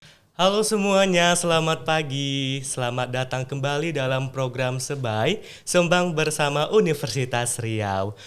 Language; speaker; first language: Indonesian; native; Indonesian